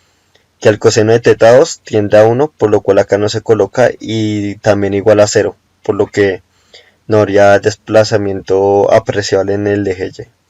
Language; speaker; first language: Spanish; native; Spanish